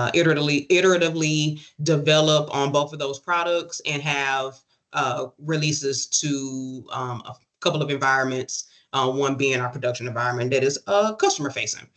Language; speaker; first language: English; native; English